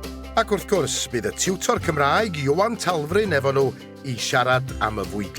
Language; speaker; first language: Welsh; native; Welsh